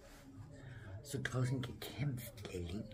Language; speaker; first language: German; native; German